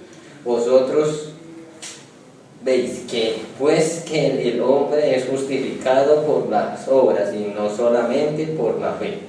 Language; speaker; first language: Spanish; native; Spanish